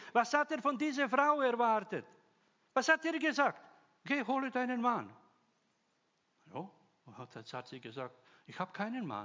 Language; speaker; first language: German; non-native, fluent; Croatian